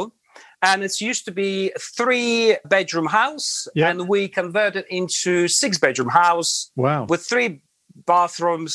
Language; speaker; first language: English; non-native, fluent; Latvian